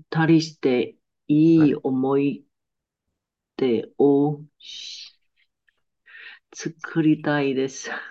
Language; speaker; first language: Japanese; non-native, learner; Chinese